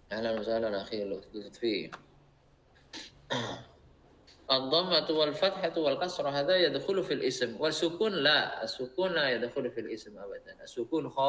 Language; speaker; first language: Arabic; non-native, fluent; Indonesian